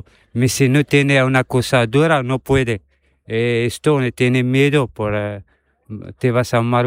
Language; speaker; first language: Spanish; non-native, learner; Arabic